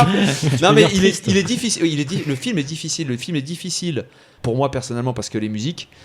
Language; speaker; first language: French; native; French